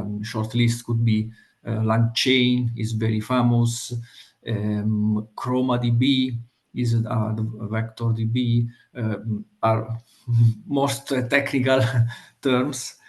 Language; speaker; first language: English; non-native, fluent; Italian